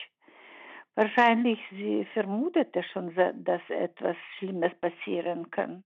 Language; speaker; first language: German; early bilingual, heritage; German